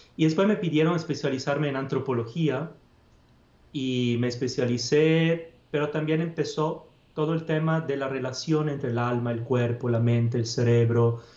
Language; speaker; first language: Spanish; non-native, fluent; Italian